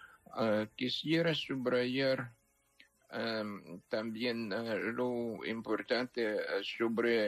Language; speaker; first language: Spanish; non-native, fluent; Ukrainian